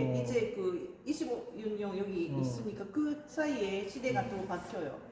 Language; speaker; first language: Korean; non-native, fluent; Japanese